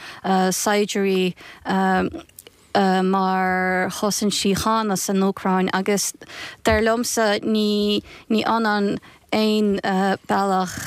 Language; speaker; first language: Irish; non-native, fluent; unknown